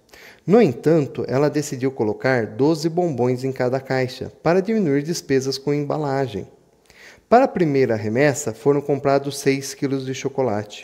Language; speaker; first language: Portuguese; native; Portuguese